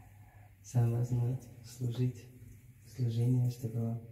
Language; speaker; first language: Russian; non-native, learner; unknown